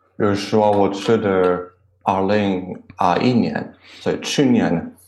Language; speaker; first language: Chinese; non-native, learner; German